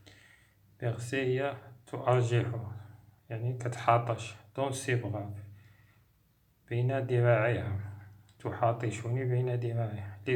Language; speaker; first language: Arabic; native; Arabic